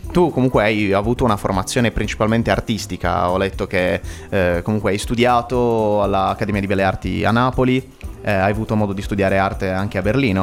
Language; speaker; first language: Italian; native; Italian